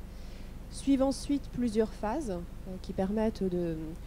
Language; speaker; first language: French; native; French